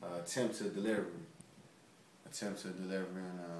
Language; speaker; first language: English; native; English